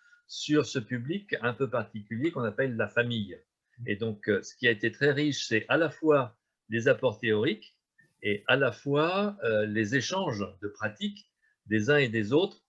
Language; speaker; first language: French; native; French